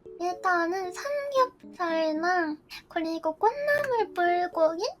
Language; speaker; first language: Korean; non-native, learner; Japanese